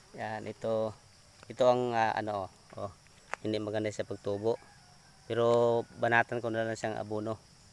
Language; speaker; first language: Filipino; non-native, local second language; Cebuano